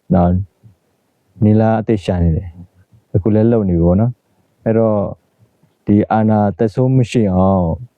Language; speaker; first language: Burmese; non-native, local second language; S'gaw Karen